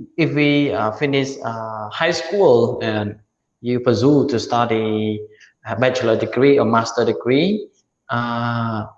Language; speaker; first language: English; non-native, learner; Khmer